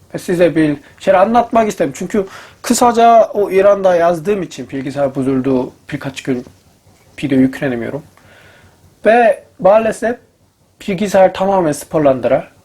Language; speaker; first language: Turkish; non-native, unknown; Korean